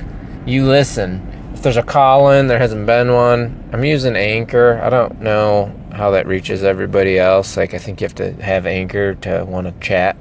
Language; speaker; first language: English; native; English